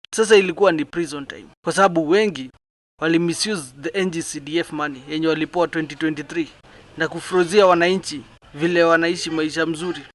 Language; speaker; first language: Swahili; native; Swahili